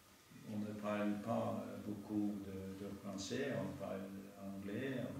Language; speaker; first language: French; non-native, fluent; Norwegian